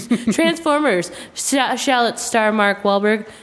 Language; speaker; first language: English; native; English